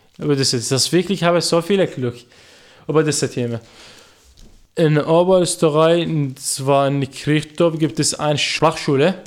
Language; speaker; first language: German; non-native, learner; Arabic